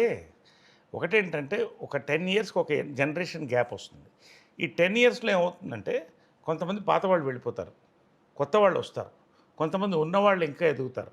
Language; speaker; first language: Telugu; native; Telugu